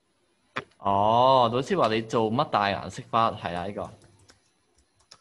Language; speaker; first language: Cantonese; native; Cantonese